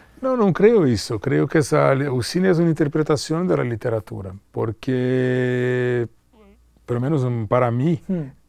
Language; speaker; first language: Spanish; non-native, learner; Portuguese